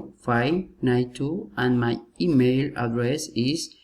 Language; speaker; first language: English; non-native, learner; Spanish